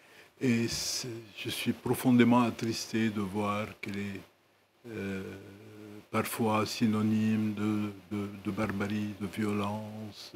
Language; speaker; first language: French; non-native, local second language; Arabic